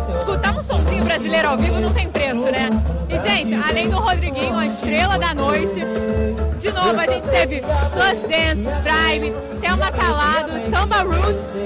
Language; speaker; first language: Portuguese; native; Portuguese